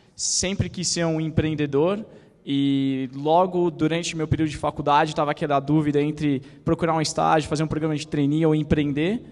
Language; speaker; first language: Portuguese; native; Portuguese